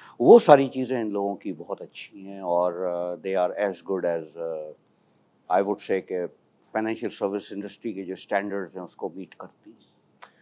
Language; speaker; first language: Urdu; native; Urdu